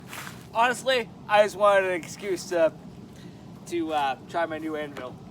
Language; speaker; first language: English; native; English